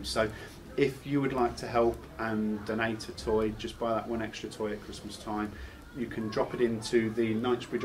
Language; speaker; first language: English; native; English